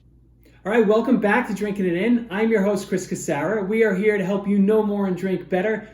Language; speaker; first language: English; native; English